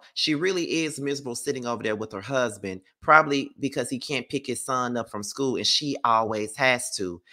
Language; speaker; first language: English; native; English